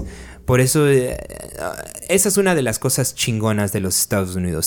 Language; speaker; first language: Spanish; early bilingual, other home language; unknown